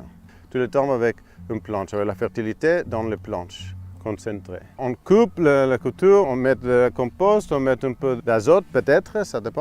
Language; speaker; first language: French; non-native, fluent; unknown